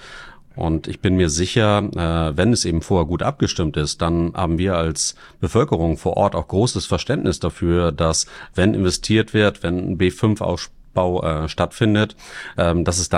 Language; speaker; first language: German; native; German